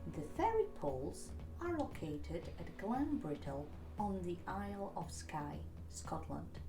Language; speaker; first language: English; non-native, fluent; Polish